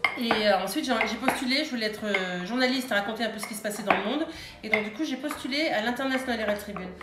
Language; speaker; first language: French; early bilingual, heritage; French